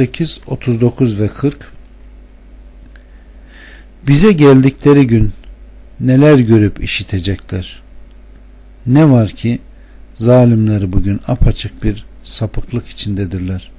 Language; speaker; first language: Turkish; native; Turkish